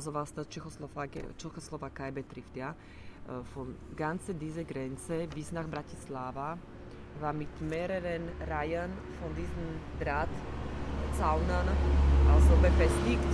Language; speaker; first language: German; non-native, fluent; Slovak